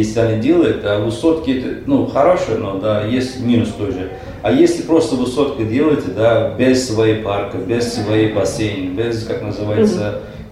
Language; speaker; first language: Russian; non-native, learner; Turkish